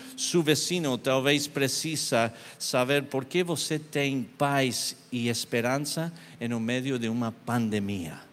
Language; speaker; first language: Portuguese; non-native, learner; Spanish